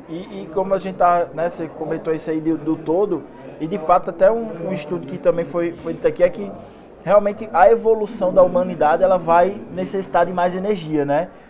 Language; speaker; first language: Portuguese; native; Portuguese